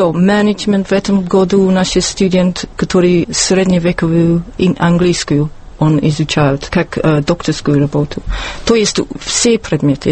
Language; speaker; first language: Russian; non-native, learner; English